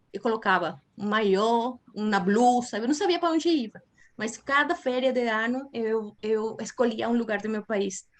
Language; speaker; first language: Portuguese; non-native, fluent; Spanish